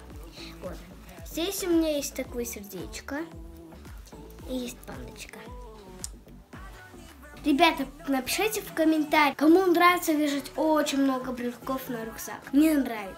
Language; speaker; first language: Russian; early bilingual, heritage; Russian